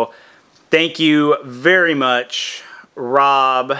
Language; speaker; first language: English; native; English